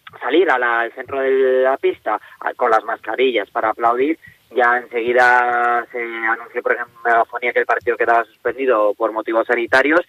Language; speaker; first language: Spanish; native; Spanish